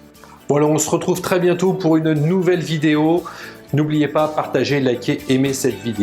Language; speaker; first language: French; native; French